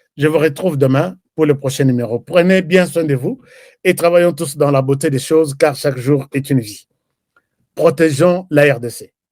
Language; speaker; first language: French; non-native, local second language; Lingala